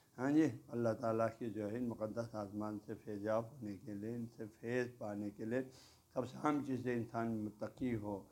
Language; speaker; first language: Urdu; non-native, local second language; Balti